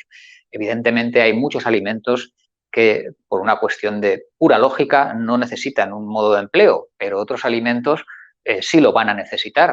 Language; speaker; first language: Spanish; native; Spanish